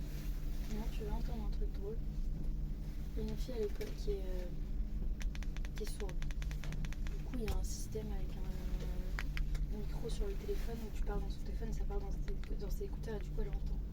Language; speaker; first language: French; native; French